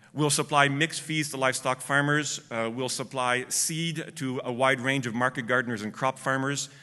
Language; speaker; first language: English; native; English